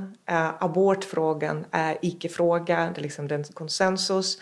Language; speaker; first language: Swedish; non-native, fluent; Russian